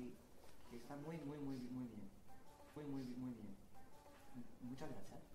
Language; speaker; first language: Spanish; non-native, learner; French